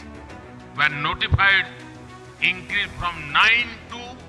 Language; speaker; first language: English; non-native, local second language; Hindi